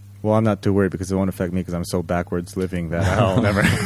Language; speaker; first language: English; early bilingual, other home language; Japanese